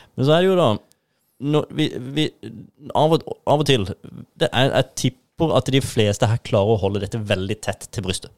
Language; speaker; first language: Norwegian; native; Norwegian